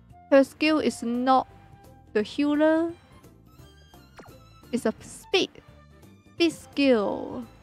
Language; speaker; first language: English; non-native, local second language; Cantonese